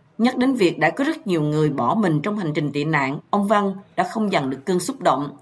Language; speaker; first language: Vietnamese; native; Vietnamese